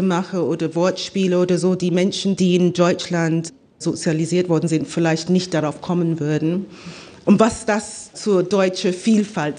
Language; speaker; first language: German; non-native, fluent; English